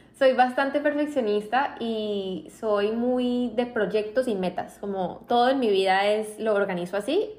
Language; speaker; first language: Spanish; native; Spanish